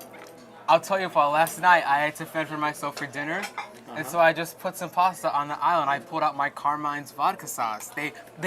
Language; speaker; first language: English; native; English